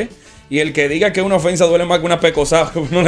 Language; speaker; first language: Spanish; native; Spanish